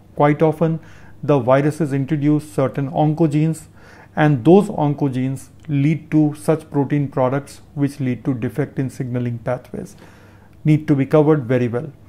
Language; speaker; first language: English; non-native, local second language; Hindi